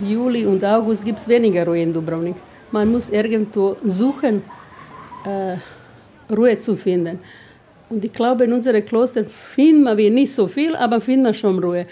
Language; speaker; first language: German; non-native, fluent; Croatian